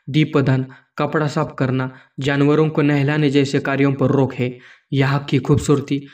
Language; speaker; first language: Hindi; non-native, local second language; Marathi